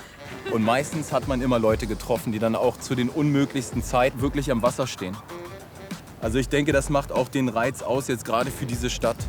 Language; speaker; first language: German; native; German